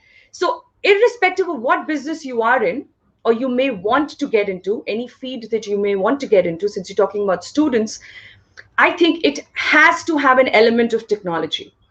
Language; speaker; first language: English; non-native, local second language; Hindi